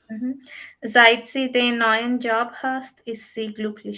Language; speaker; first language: German; non-native, learner; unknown